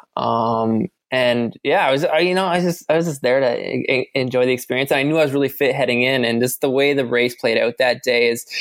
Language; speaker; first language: English; native; English